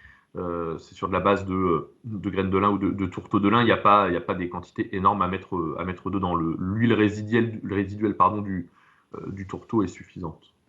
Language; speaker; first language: French; native; French